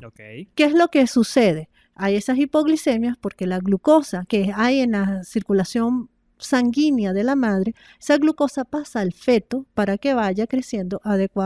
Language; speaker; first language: Spanish; native; Spanish